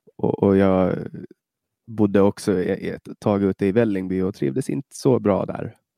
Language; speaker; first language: Swedish; native; Swedish